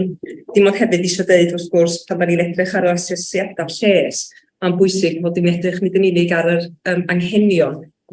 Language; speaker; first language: Welsh; native; Welsh